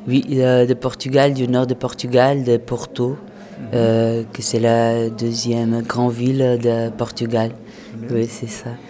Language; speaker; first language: French; non-native, fluent; Portuguese